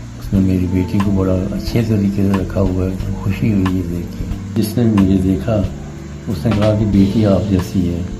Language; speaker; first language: Urdu; non-native, local second language; Punjabi